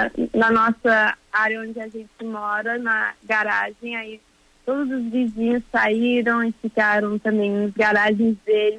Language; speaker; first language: Portuguese; early bilingual, heritage; Portuguese